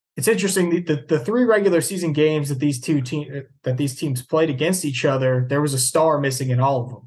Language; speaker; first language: English; native; English